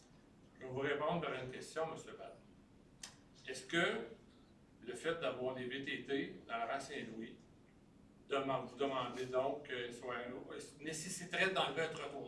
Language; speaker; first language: French; native; French